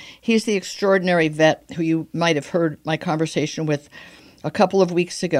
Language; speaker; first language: English; native; English